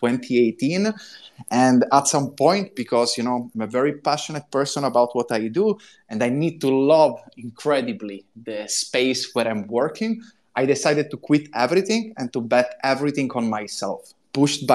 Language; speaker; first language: English; non-native, fluent; Italian